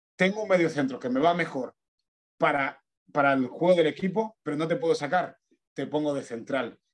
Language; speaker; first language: Spanish; native; Spanish